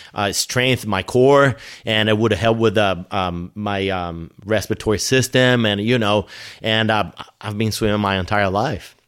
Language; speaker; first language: English; non-native, fluent; Portuguese